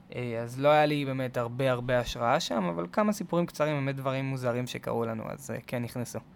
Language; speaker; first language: Hebrew; native; Hebrew